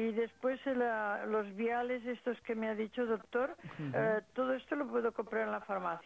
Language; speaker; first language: Spanish; native; Spanish